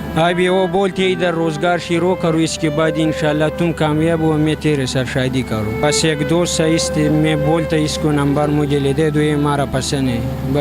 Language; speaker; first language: Hindi; non-native, local second language; Pashto